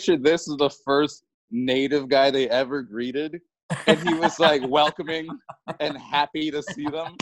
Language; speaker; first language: English; native; English